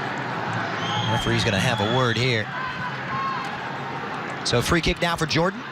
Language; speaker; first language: English; native; English